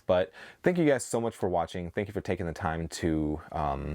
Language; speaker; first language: English; native; English